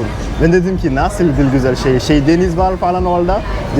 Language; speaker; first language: Turkish; non-native, fluent; Spanish